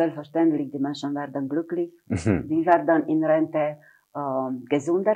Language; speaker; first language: German; non-native, fluent; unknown